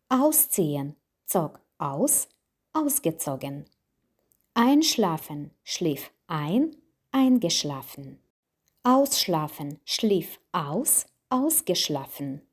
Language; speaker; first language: German; non-native, fluent; Ukrainian